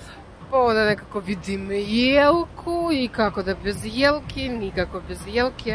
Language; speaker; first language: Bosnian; non-native, learner; Russian